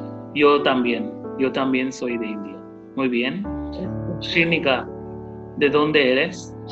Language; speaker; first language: Spanish; non-native, fluent; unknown